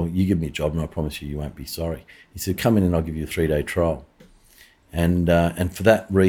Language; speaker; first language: English; native; English